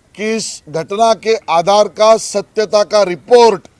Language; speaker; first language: Hindi; non-native, local second language; Marathi